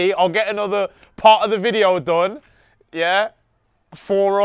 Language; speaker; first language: English; native; English